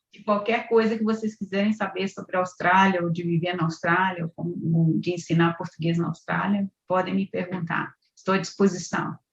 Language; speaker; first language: Portuguese; native; Portuguese